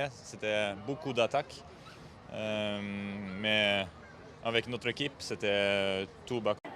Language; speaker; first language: French; non-native, learner; Norwegian